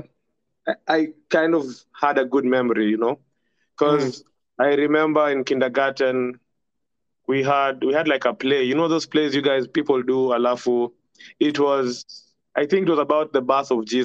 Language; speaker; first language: English; non-native, local second language; Swahili